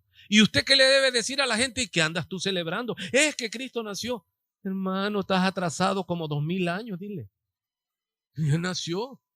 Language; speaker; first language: Spanish; native; Spanish